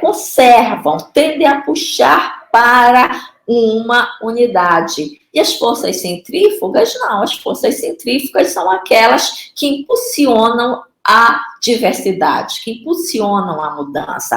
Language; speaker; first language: Portuguese; native; Portuguese